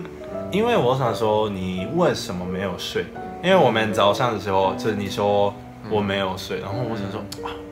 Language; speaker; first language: Chinese; non-native, fluent; Japanese